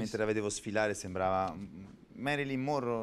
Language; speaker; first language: Italian; native; Italian